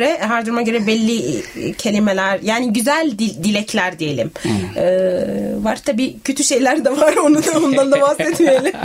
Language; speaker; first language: Turkish; native; Turkish